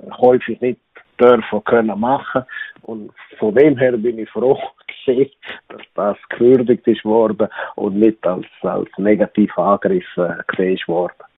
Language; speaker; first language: German; non-native, local second language; Italian